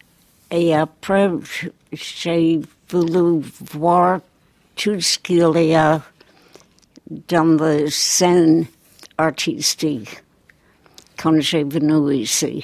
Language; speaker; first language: French; non-native, fluent; English